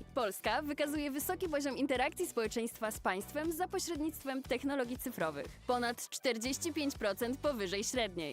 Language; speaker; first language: Polish; native; Polish